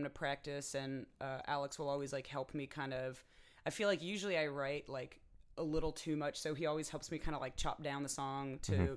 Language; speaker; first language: English; native; English